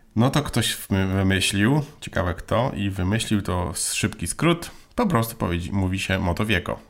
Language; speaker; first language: Polish; native; Polish